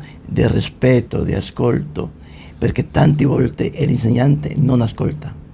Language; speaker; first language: Italian; non-native, fluent; Spanish